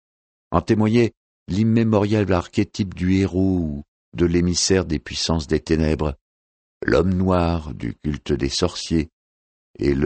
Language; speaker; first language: French; native; French